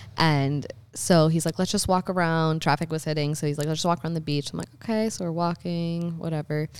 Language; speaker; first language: English; native; English